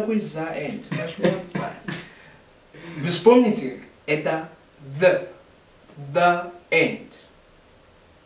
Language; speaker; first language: Russian; non-native, learner; English